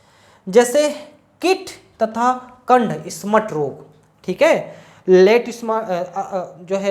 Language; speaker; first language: Hindi; native; Hindi